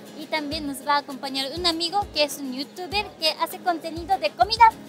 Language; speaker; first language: Spanish; non-native, fluent; Japanese